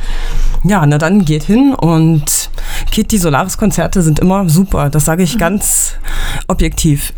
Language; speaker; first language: German; native; German